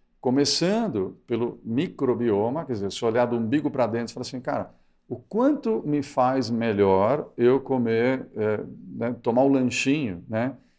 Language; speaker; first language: Portuguese; early bilingual, other home language; Spanish